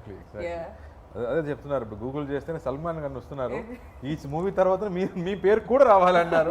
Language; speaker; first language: Telugu; non-native, fluent; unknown